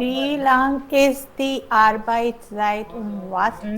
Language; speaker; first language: German; non-native, learner; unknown